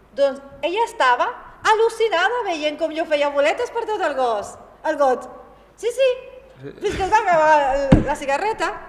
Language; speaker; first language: Catalan; non-native, fluent; Spanish